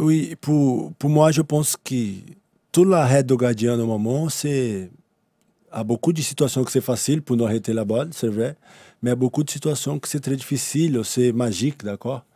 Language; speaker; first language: French; non-native, learner; Portuguese